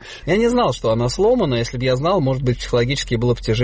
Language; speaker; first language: Russian; native; Russian